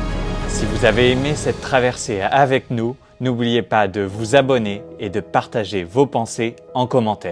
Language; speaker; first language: French; native; French